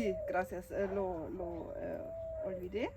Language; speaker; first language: Spanish; non-native, fluent; German